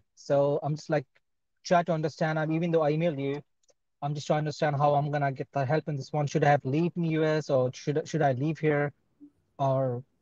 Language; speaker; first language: English; non-native, fluent; Arabic